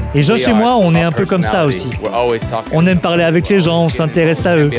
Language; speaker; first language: French; non-native, fluent; English